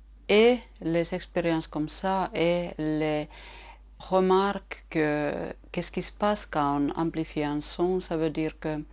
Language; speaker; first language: French; non-native, fluent; Finnish